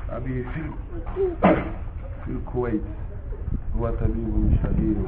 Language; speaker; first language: Arabic; non-native, learner; French